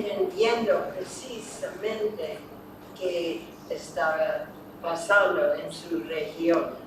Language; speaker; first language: Spanish; non-native, fluent; English